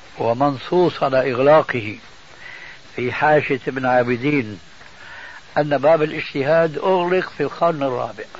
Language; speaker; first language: Arabic; early bilingual, other home language; Albanian